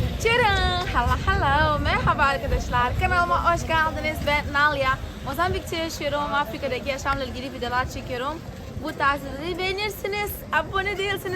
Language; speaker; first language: Turkish; non-native, fluent; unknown